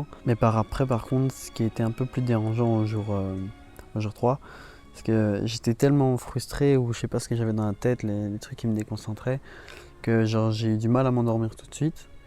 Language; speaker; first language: French; native; French